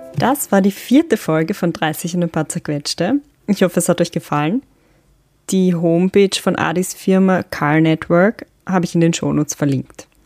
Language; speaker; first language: German; native; German